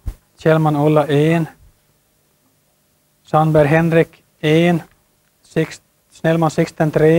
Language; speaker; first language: Swedish; native; Swedish